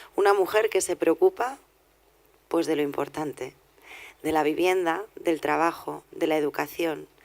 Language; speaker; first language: Spanish; native; Spanish